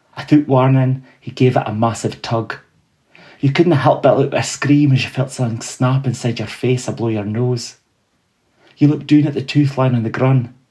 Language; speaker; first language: English; native; English